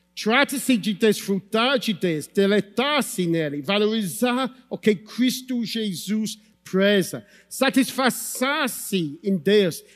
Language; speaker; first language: Portuguese; non-native, fluent; English